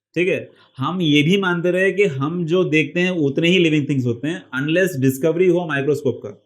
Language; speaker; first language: Hindi; non-native, local second language; Marathi